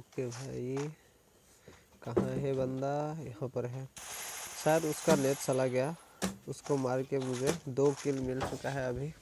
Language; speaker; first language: Hindi; non-native, local second language; Assamese